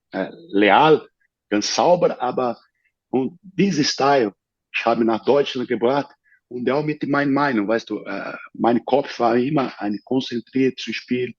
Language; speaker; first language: German; non-native, fluent; Portuguese